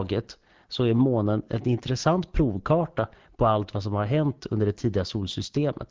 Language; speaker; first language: Swedish; native; Swedish